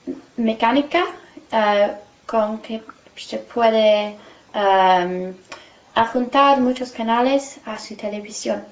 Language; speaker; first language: Spanish; non-native, fluent; English